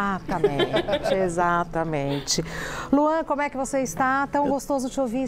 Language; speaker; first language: Portuguese; native; Portuguese